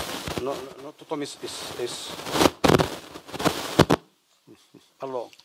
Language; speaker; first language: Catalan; non-native, fluent; Kabyle